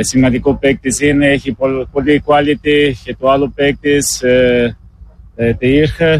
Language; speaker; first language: Greek; non-native, learner; Portuguese